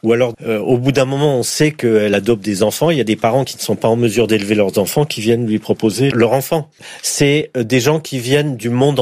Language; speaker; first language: French; native; French